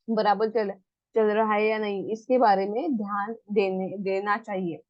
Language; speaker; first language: Hindi; non-native, local second language; Marathi